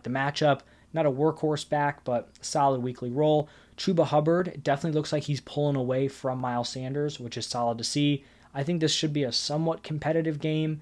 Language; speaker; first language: English; native; English